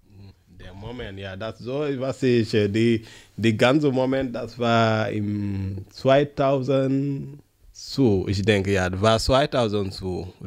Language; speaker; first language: German; non-native, learner; French